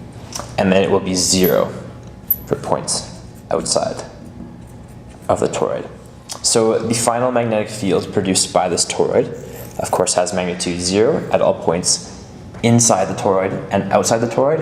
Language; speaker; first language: English; native; English